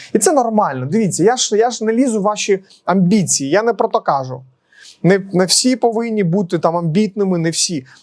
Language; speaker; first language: Ukrainian; non-native, local second language; Russian